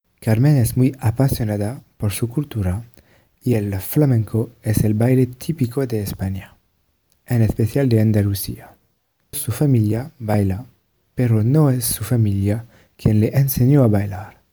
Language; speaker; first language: Spanish; non-native, learner; French